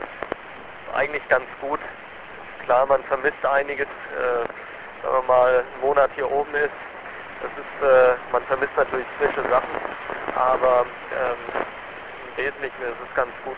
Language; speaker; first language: German; native; German